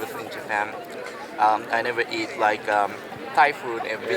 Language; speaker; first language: English; non-native, learner; Japanese